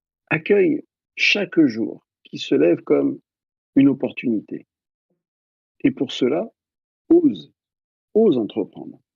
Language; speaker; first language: French; native; French